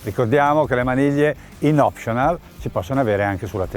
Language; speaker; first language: Italian; native; Italian